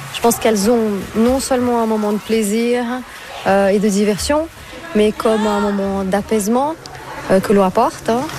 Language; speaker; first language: French; non-native, fluent; Portuguese